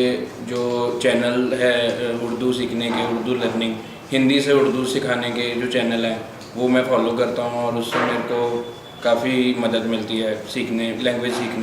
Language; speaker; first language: Hindi; non-native, local second language; Punjabi